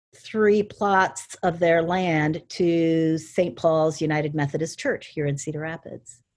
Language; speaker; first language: English; native; English